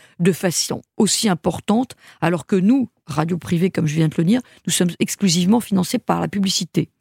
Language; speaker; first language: French; native; French